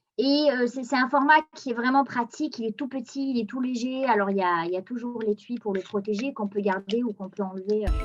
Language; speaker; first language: French; non-native, local second language; Arabic